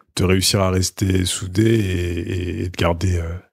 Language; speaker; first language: French; native; French